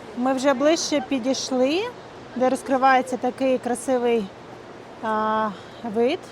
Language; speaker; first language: Ukrainian; non-native, local second language; Russian